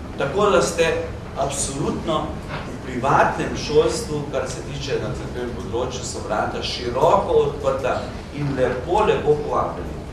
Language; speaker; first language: Slovenian; native; Slovenian